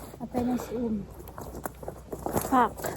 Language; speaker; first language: Portuguese; non-native, learner; Filipino